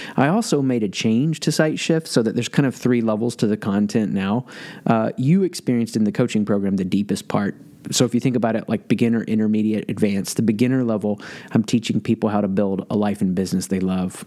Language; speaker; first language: English; native; English